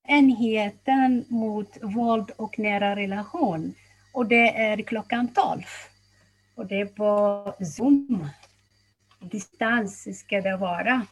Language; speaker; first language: Swedish; non-native, fluent; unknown